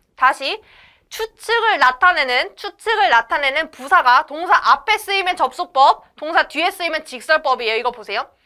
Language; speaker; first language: Korean; native; Korean